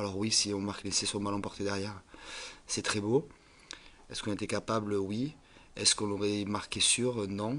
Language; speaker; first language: French; native; French